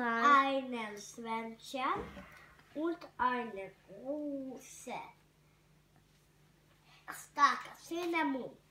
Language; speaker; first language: German; non-native, learner; Hungarian